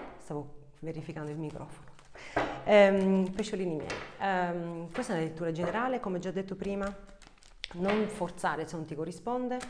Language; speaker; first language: Italian; early bilingual, heritage; Italian